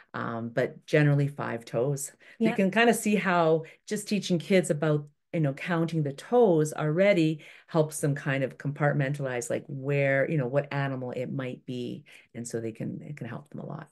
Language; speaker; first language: English; native; English